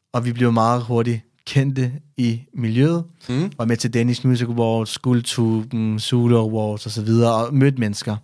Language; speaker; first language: Danish; early bilingual, other home language; Persian